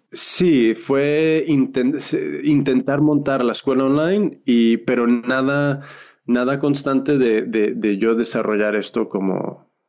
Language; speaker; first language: Spanish; early bilingual, heritage; Spanish